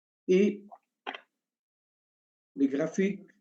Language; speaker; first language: French; non-native, learner; Portuguese